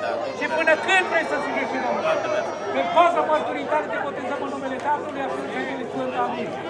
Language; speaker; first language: Romanian; native; Romanian